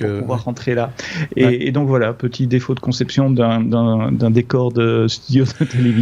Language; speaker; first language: French; native; French